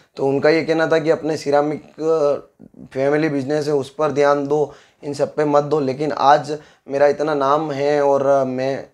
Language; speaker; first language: Hindi; native; Hindi